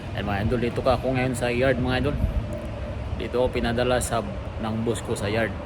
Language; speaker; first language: Filipino; native; Filipino